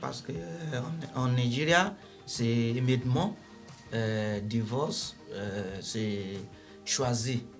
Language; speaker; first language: French; non-native, learner; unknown